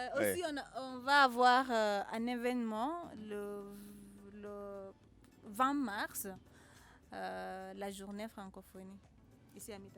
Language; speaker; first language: French; non-native, fluent; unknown